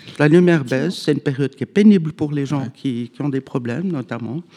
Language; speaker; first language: French; native; French